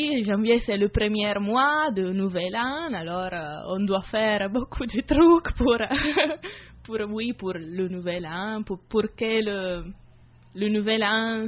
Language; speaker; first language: French; non-native, learner; Italian